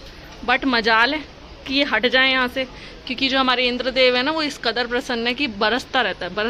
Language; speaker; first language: Hindi; native; Hindi